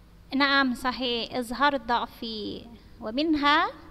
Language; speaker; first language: Arabic; non-native, fluent; Indonesian